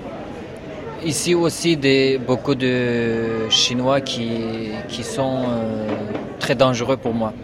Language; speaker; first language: French; non-native, learner; Uyghur